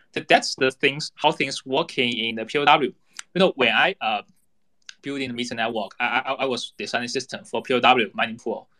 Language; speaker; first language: English; non-native, fluent; Chinese